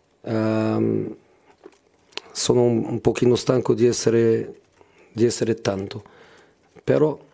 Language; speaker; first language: Italian; non-native, fluent; Portuguese